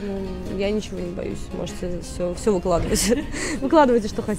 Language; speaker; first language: Russian; native; Russian